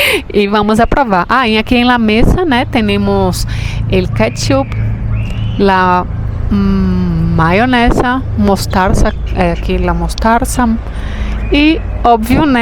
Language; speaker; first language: Spanish; non-native, fluent; Portuguese